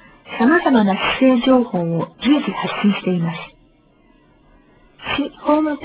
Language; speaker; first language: Japanese; native; Japanese